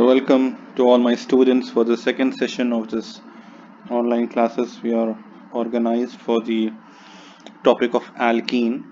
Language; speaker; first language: English; non-native, local second language; Hindi